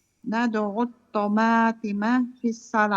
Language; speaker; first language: Arabic; non-native, learner; Indonesian